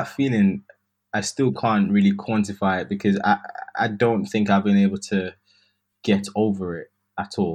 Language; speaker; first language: English; native; English